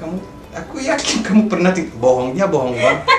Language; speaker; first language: Indonesian; non-native, fluent; Portuguese